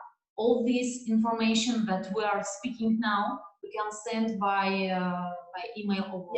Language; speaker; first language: English; non-native, learner; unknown